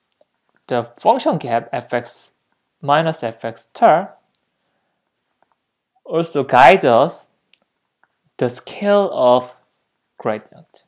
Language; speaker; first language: English; non-native, fluent; Korean